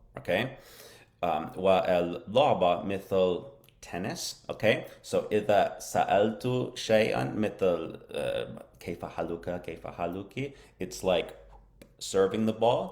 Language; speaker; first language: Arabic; non-native, learner; English